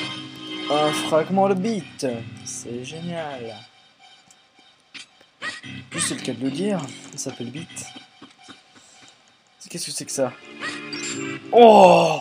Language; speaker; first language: French; native; French